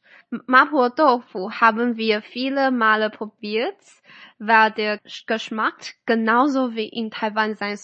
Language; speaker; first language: German; non-native, fluent; Chinese